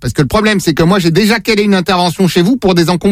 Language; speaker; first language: French; native; French